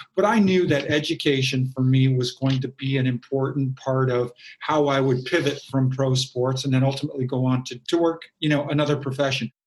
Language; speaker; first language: English; native; English